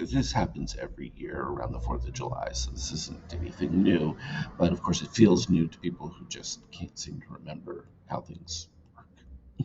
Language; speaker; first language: English; native; English